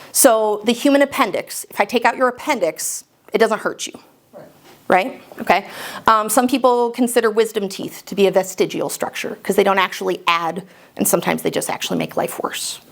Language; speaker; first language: English; native; English